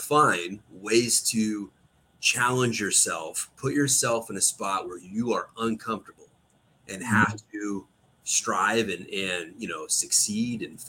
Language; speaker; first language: English; native; English